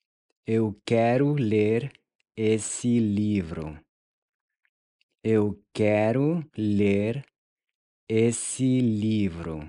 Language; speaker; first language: Portuguese; non-native, fluent; English